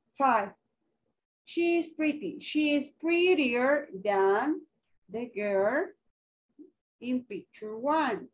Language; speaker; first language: English; non-native, fluent; Spanish